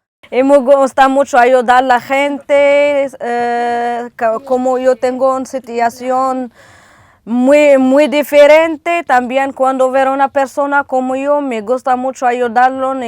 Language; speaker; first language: Spanish; non-native, learner; Arabic